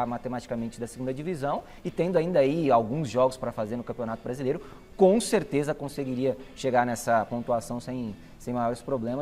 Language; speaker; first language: Portuguese; native; Portuguese